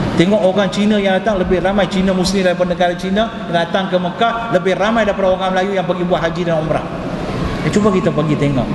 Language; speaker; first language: Malay; non-native, local second language; Tamil